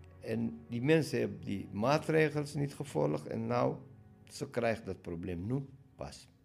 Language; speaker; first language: Dutch; non-native, learner; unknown